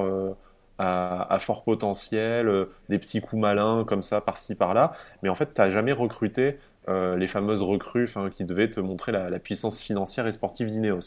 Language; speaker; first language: French; native; French